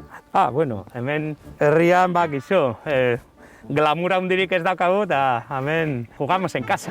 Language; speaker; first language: Basque; non-native, local second language; Spanish